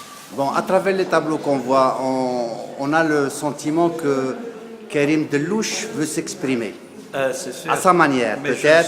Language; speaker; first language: French; non-native, local second language; Arabic